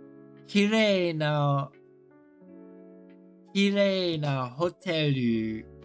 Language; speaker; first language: Japanese; non-native, learner; English